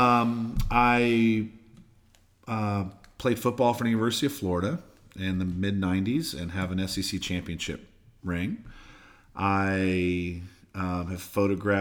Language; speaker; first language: English; native; English